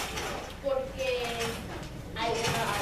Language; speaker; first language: Spanish; non-native, learner; English